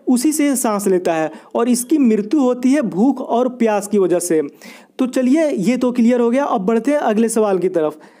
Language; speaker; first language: Hindi; native; Hindi